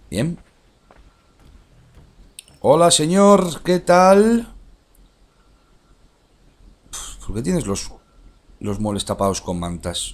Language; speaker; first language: Spanish; native; Spanish